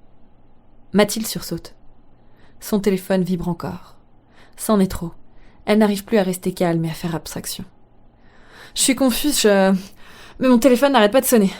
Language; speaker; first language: French; native; French